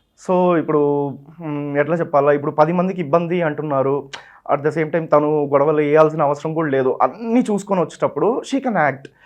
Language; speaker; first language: Telugu; non-native, local second language; Tamil